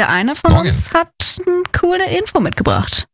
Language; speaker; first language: German; native; German